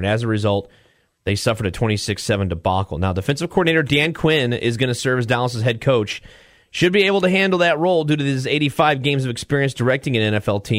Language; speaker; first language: English; native; English